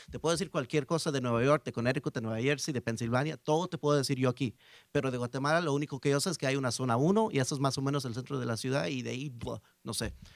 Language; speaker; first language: Spanish; early bilingual, heritage; Spanish